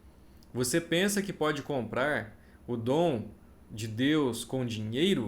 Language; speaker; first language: Portuguese; native; Portuguese